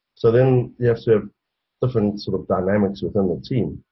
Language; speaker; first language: English; native; English